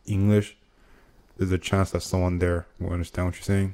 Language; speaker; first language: English; non-native, local second language; Igbo